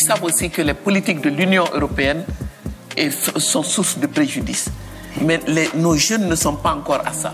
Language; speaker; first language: French; non-native, local second language; Bambara